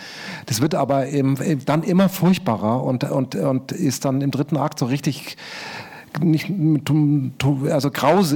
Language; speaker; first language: German; native; German